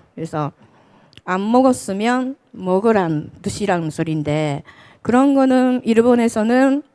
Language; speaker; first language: Korean; non-native, fluent; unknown